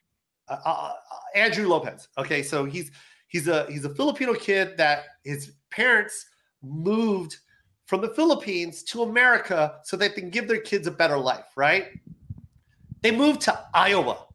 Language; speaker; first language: English; native; English